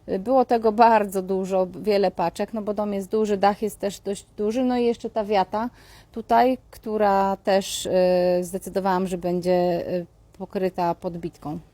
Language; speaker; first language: Polish; native; Polish